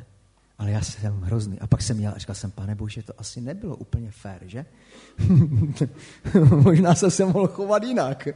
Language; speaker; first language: Czech; native; Czech